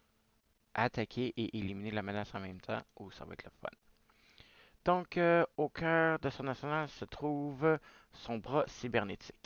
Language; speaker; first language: French; native; French